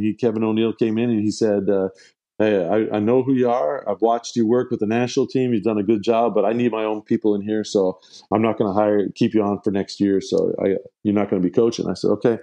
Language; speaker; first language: English; native; English